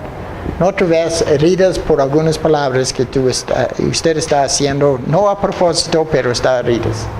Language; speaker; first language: Spanish; non-native, fluent; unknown